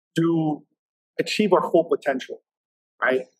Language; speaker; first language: English; native; English